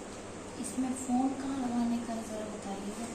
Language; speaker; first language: Hindi; native; Hindi